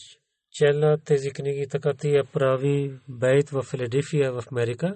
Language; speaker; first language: Bulgarian; non-native, learner; Urdu